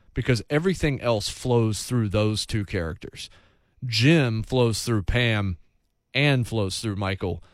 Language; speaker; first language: English; native; English